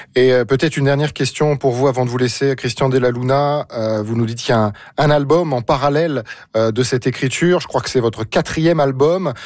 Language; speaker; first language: French; native; French